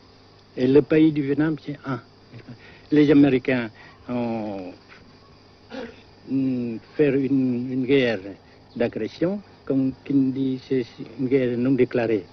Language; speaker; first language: French; non-native, fluent; Vietnamese